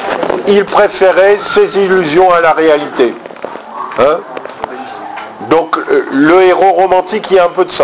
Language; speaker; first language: French; native; French